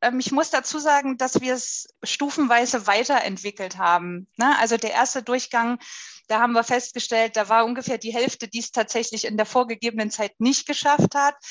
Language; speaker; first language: German; native; German